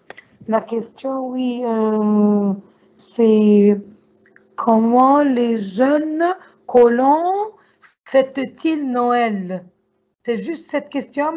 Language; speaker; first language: French; non-native, learner; Arabic